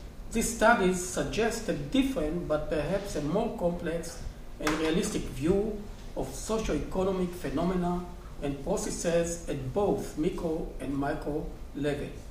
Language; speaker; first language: English; non-native, fluent; Hebrew